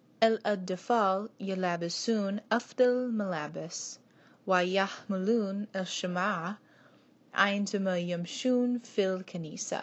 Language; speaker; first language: Arabic; non-native, learner; English